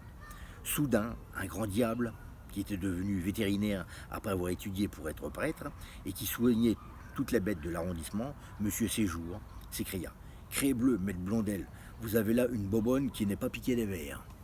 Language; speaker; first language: French; native; French